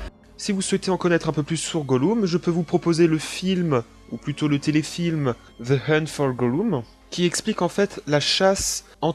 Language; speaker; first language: French; native; French